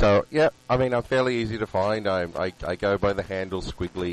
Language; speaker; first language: English; native; English